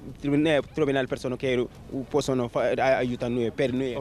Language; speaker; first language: Italian; non-native, learner; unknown